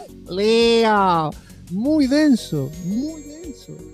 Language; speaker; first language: Spanish; native; Spanish